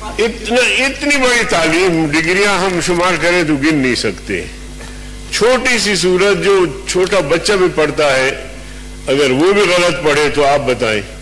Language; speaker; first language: Urdu; non-native, local second language; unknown